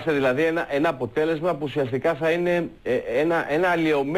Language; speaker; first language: Greek; native; Greek